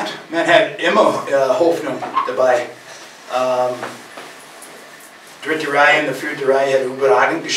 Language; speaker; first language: German; non-native, fluent; English